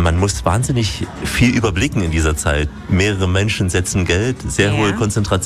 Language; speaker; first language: German; native; German